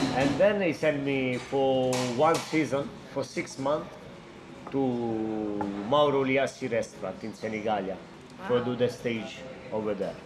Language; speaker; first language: English; non-native, learner; Italian